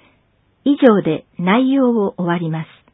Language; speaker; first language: Japanese; native; Japanese